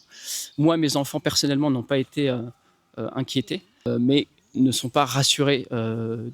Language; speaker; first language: French; native; French